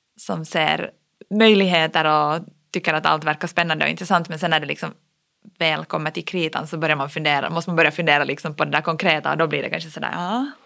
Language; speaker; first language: Swedish; native; Swedish